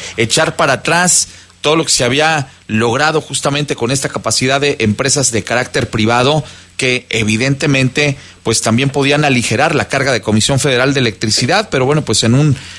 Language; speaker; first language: Spanish; native; Spanish